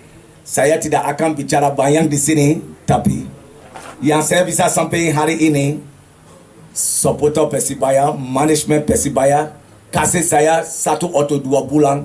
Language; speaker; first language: Indonesian; non-native, fluent; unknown